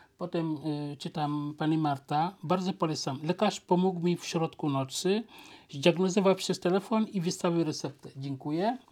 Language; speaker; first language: Polish; non-native, fluent; Wolof